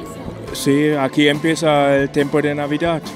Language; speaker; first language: Spanish; non-native, learner; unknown